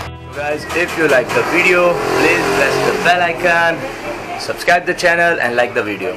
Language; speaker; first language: English; non-native, learner; Hindi